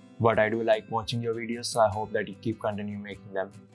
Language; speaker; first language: English; native; English